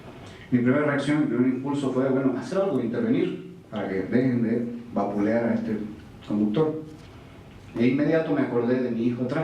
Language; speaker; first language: Spanish; native; Spanish